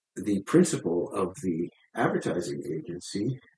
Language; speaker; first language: English; native; English